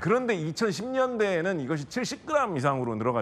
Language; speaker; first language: Korean; native; Korean